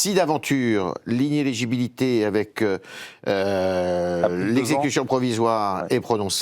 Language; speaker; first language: French; native; French